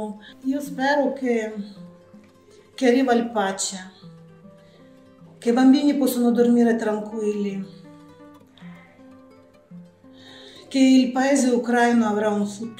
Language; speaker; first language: Italian; non-native, fluent; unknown